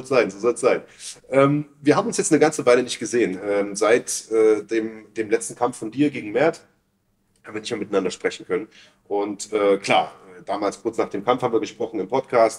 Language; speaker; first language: German; native; German